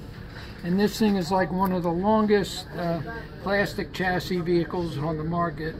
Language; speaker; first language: English; native; English